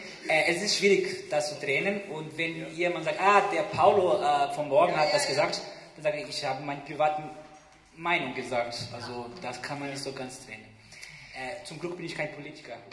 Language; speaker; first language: German; non-native, fluent; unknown